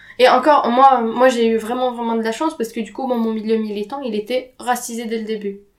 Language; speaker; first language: French; non-native, fluent; Arabic